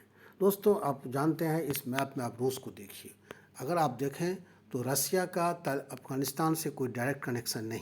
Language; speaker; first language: Hindi; native; Hindi